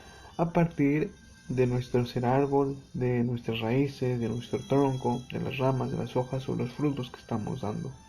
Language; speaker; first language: Spanish; native; Spanish